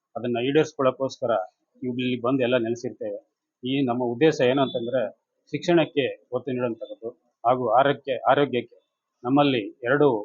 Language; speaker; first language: Kannada; native; Kannada